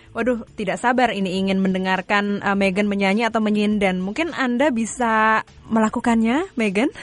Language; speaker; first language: Indonesian; native; Indonesian